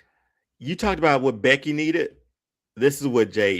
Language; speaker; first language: English; native; English